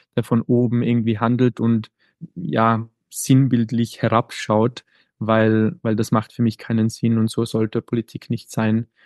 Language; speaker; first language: German; native; German